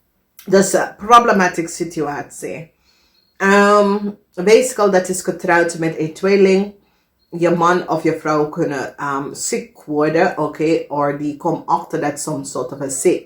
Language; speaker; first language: Dutch; non-native, fluent; English